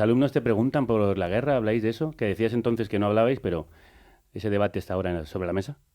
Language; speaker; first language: Spanish; native; Spanish